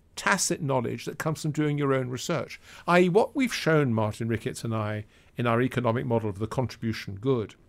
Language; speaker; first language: English; native; English